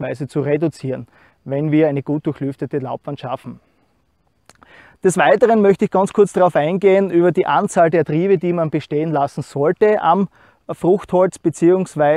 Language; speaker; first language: German; native; German